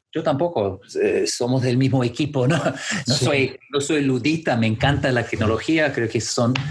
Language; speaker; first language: Spanish; non-native, fluent; English